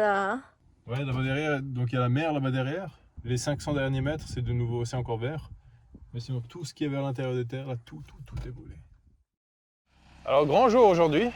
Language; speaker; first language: French; native; French